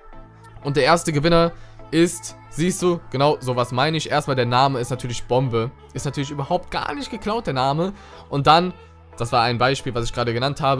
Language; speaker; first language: German; native; German